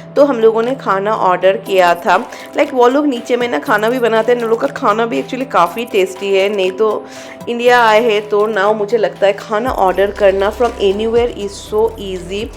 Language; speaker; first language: Hindi; non-native, local second language; Bangla